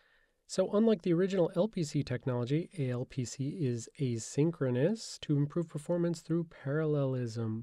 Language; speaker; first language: English; native; English